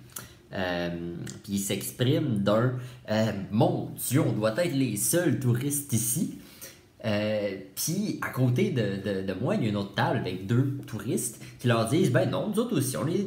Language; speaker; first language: French; native; French